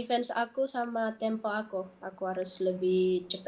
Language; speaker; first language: Indonesian; early bilingual, heritage; Dutch